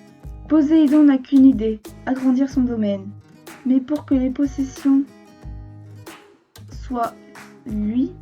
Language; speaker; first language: French; native; French